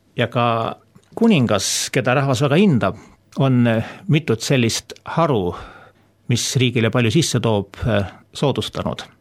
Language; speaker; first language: Estonian; native; Estonian